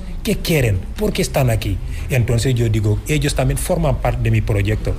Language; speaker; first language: Spanish; non-native, fluent; Wolof